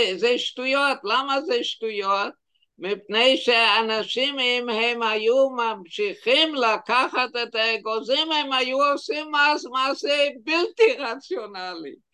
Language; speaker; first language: Hebrew; non-native, fluent; German